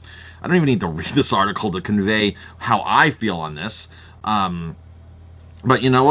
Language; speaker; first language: English; native; English